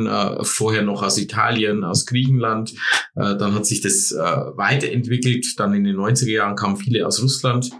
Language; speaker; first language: German; native; German